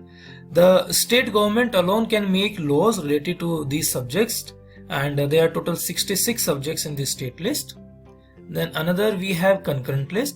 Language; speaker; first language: English; non-native, local second language; Hindi